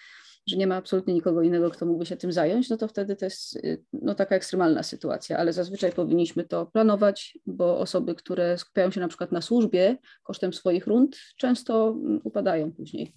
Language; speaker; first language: Polish; native; Polish